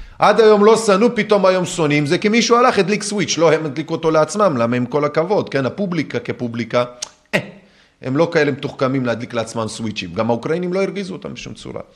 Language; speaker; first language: Hebrew; early bilingual, other home language; Russian